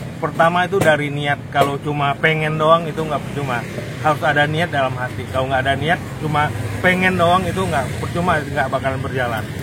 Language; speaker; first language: Indonesian; native; Indonesian